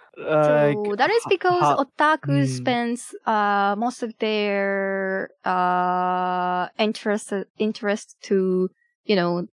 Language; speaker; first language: English; non-native, fluent; Japanese